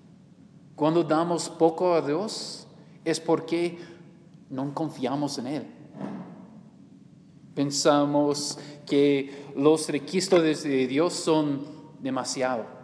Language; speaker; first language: Spanish; non-native, learner; English